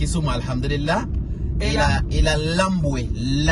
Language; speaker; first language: Arabic; non-native, fluent; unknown